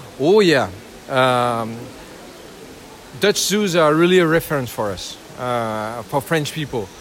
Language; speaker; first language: English; non-native, learner; French